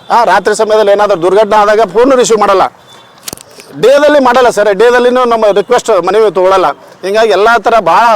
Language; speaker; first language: Kannada; native; Kannada